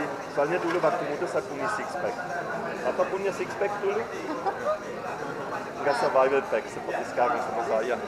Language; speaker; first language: Indonesian; non-native, fluent; German